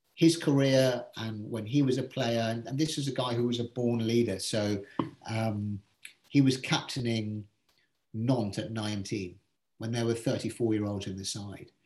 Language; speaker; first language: English; native; English